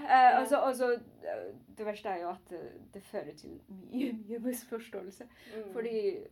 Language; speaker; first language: Norwegian; non-native, learner; Chinese